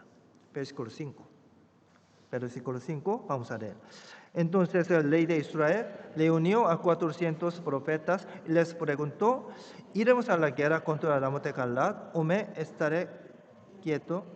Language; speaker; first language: Spanish; non-native, fluent; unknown